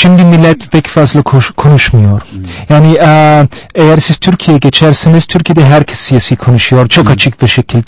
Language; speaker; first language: Turkish; non-native, fluent; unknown